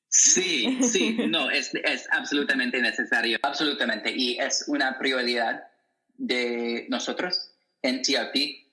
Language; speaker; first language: Spanish; non-native, learner; English